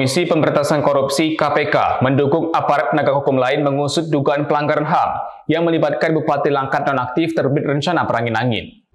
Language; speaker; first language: Indonesian; native; Indonesian